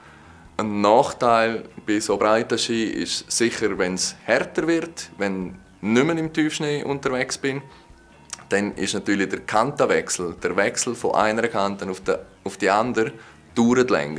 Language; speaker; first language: German; native; German